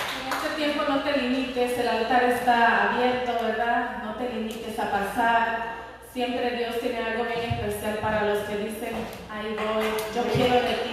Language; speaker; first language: Spanish; native; Spanish